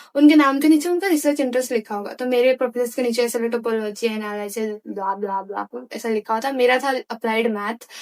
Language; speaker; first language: Hindi; non-native, local second language; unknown